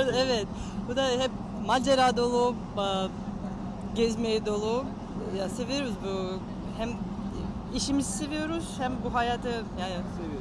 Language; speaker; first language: Turkish; non-native, learner; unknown